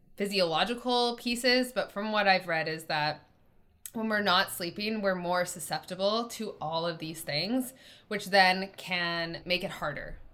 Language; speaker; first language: English; native; English